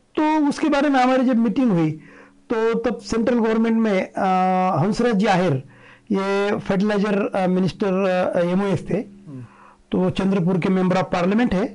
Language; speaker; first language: Hindi; non-native, local second language; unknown